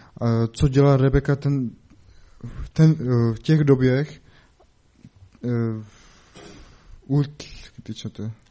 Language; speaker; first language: Czech; non-native, learner; Mongolian